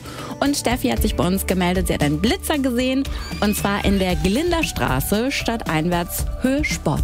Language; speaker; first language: German; native; German